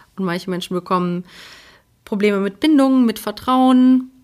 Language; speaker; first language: German; early bilingual, other home language; Polish